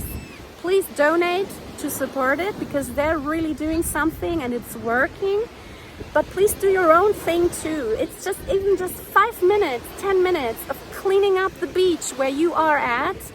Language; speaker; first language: English; non-native, fluent; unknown